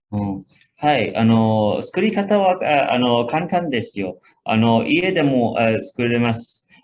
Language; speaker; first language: Japanese; non-native, fluent; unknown